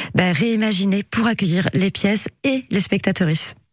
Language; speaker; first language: French; native; French